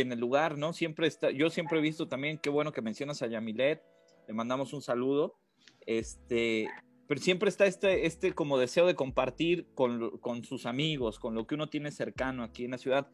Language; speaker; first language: Spanish; native; Spanish